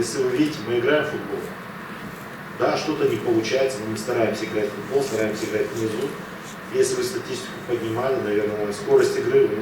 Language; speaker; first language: Russian; native; Russian